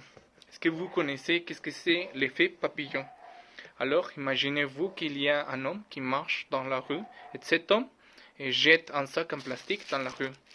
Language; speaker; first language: French; non-native, learner; Spanish